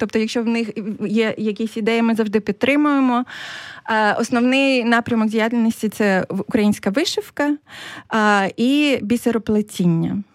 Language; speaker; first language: Ukrainian; native; Ukrainian